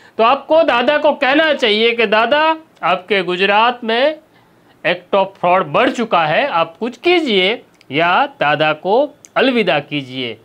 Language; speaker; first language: Hindi; non-native, local second language; Gujarati